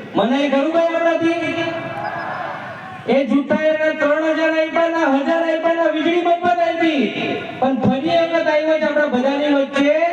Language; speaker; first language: Gujarati; native; Gujarati